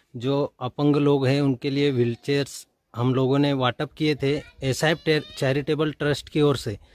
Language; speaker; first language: Hindi; non-native, local second language; Urdu